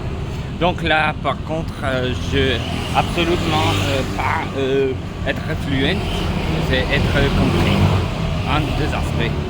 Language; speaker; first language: French; non-native, learner; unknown